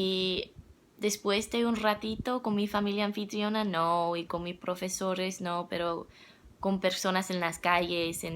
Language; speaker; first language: Spanish; non-native, learner; English